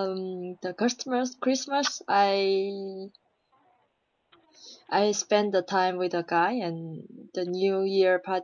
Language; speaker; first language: English; non-native, learner; Chinese